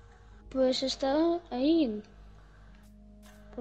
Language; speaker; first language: Spanish; non-native, learner; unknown